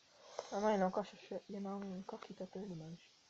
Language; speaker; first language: French; native; French